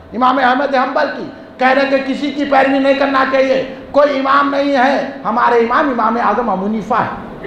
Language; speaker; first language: Urdu; native; Urdu